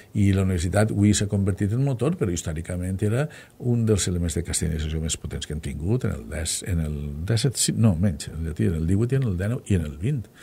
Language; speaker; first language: Catalan; native; Catalan